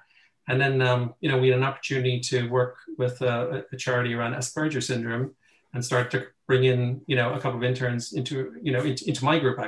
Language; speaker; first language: English; native; English